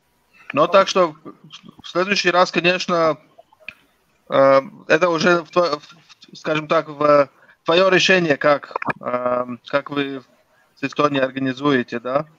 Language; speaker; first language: Russian; non-native, local second language; Latvian